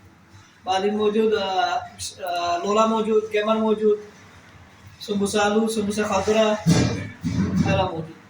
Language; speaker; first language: Arabic; non-native, learner; Bangla